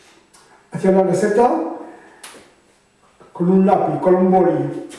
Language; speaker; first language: Spanish; non-native, fluent; French